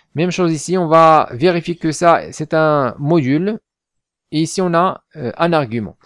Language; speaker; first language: French; non-native, local second language; Arabic